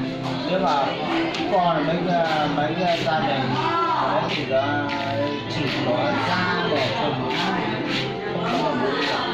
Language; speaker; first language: Vietnamese; non-native, local second language; Hmong